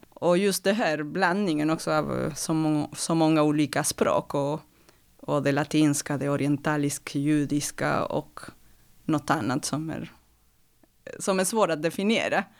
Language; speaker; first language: Swedish; non-native, fluent; Spanish